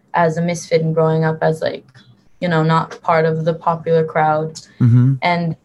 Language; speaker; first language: English; early bilingual, other home language; Hebrew